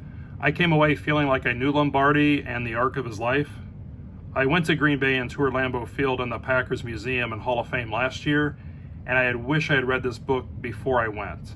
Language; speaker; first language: English; native; English